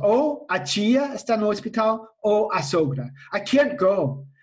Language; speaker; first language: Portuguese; non-native, fluent; English